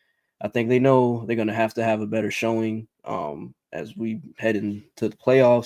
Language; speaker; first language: English; native; English